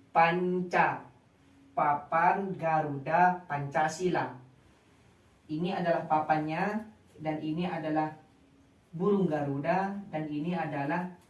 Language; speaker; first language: Indonesian; non-native, local second language; Madurese